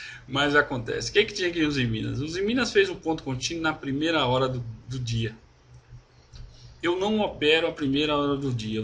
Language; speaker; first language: Portuguese; native; Portuguese